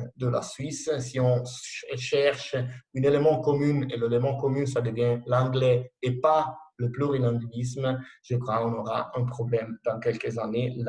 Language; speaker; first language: French; non-native, local second language; Italian